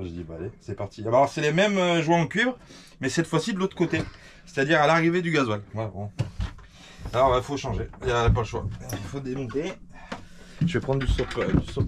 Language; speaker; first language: French; native; French